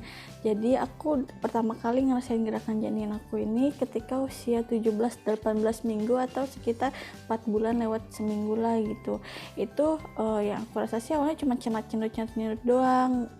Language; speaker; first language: Indonesian; native; Indonesian